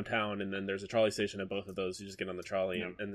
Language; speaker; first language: English; native; English